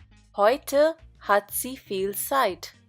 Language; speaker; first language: German; non-native, fluent; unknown